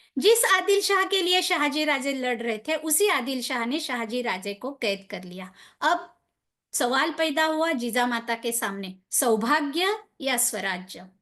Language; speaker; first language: Hindi; non-native, local second language; Marathi